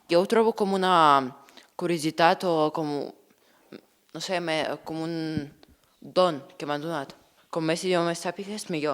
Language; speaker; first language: Catalan; early bilingual, other home language; Ukrainian